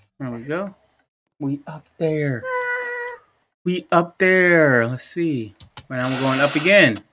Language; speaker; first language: English; native; English